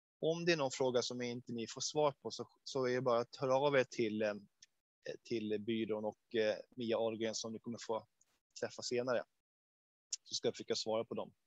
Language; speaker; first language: Swedish; native; Swedish